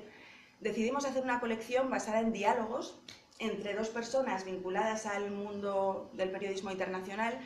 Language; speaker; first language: Spanish; native; Spanish